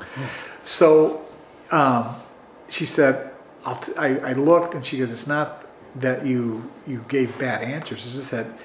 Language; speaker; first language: English; native; English